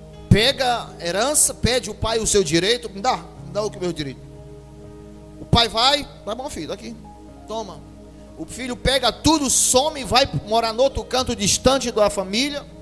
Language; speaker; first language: Portuguese; native; Portuguese